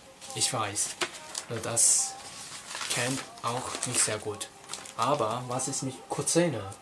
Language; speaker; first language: German; non-native, learner; Cantonese